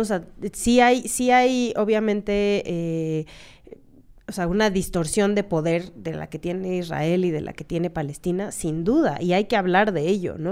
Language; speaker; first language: Spanish; native; Spanish